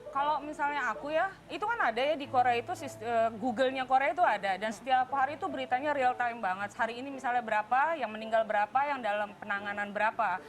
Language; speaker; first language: Indonesian; non-native, fluent; Korean